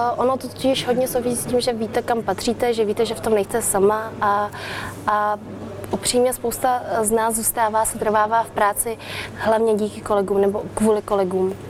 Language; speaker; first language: Czech; early bilingual, other home language; Vietnamese